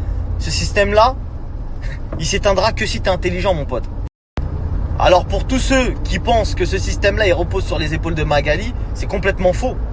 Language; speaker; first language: French; native; French